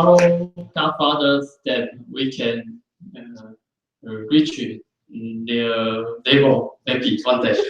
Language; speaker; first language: English; non-native, fluent; Chinese